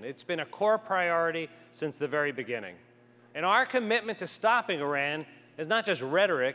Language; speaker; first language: English; native; English